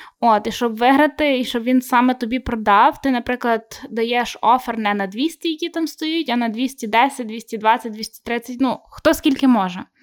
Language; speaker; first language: Ukrainian; native; Ukrainian